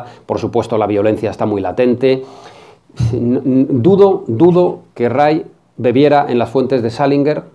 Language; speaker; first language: Spanish; native; Spanish